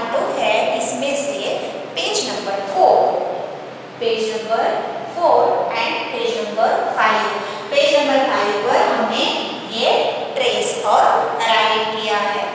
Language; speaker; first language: Hindi; native; Hindi